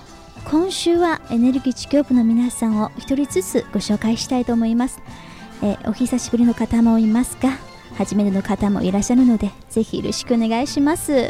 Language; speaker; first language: Japanese; non-native, fluent; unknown